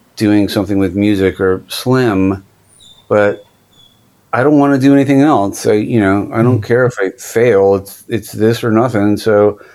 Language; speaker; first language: English; native; English